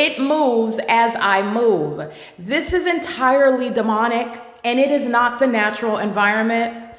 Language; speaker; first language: English; native; English